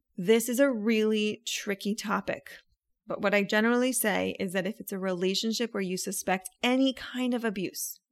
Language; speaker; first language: English; native; English